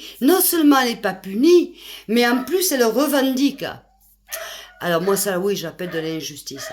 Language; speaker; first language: French; native; French